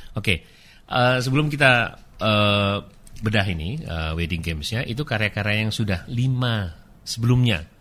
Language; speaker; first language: Indonesian; native; Indonesian